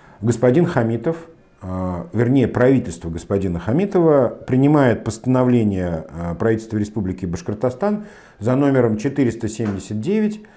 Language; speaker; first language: Russian; native; Russian